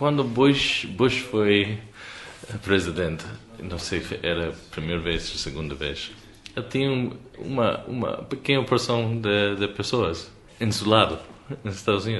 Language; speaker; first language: Portuguese; non-native, learner; English